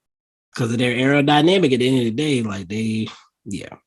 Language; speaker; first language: English; native; English